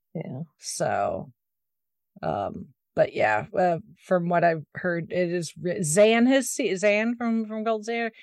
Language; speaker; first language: English; native; English